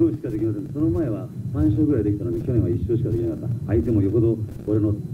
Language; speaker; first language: Japanese; native; Japanese